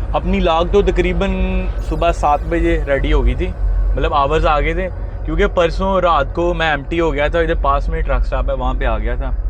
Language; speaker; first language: Urdu; non-native, local second language; Punjabi